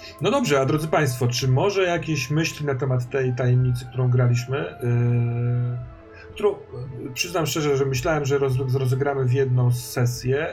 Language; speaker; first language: Polish; native; Polish